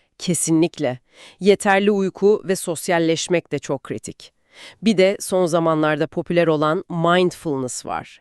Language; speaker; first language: Turkish; native; Turkish